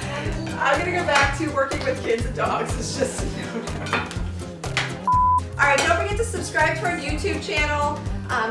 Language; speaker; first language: English; native; English